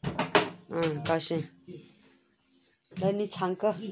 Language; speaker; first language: Chinese; non-native, learner; Nepali